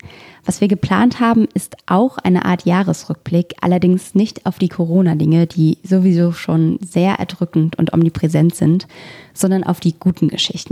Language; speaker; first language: German; native; German